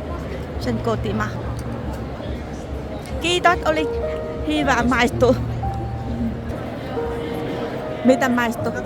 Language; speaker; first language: Finnish; non-native, learner; Vietnamese